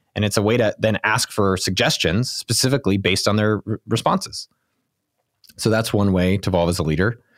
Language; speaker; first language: English; native; English